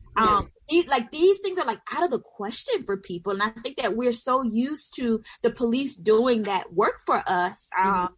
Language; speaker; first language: English; native; English